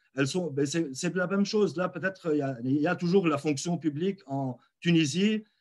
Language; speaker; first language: French; non-native, local second language; Arabic